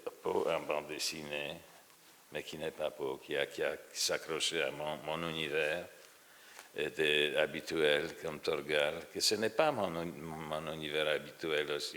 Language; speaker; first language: French; non-native, fluent; Polish